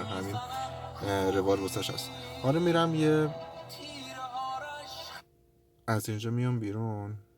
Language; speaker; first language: Persian; native; Persian